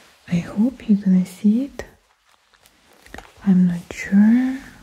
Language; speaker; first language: English; non-native, fluent; Ukrainian